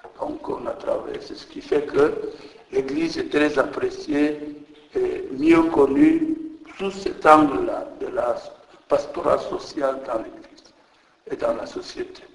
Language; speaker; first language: French; non-native, local second language; Jola-Fonyi